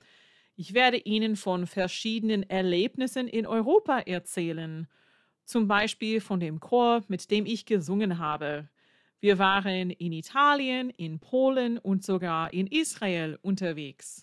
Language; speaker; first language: German; non-native, fluent; English